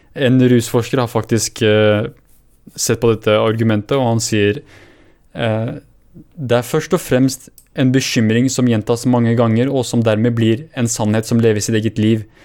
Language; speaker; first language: Norwegian; early bilingual, other home language; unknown